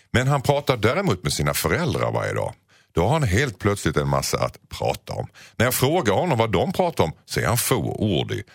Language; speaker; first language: Swedish; native; Swedish